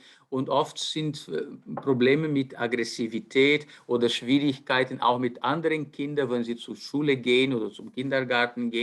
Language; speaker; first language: German; non-native, fluent; Portuguese